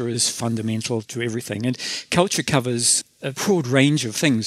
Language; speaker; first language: English; native; English